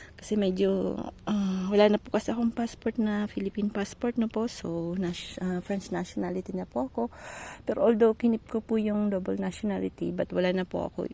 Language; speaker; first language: Filipino; native; Filipino